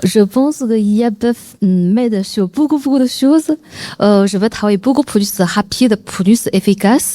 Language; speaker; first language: French; non-native, learner; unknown